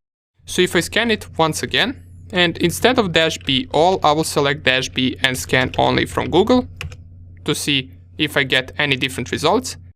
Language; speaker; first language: English; non-native, fluent; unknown